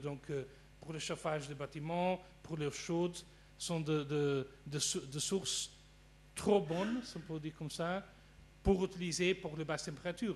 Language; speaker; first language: French; non-native, fluent; Portuguese